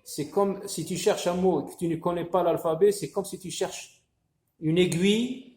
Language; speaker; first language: French; non-native, local second language; Arabic